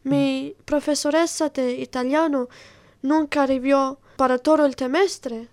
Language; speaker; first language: Spanish; non-native, learner; Italian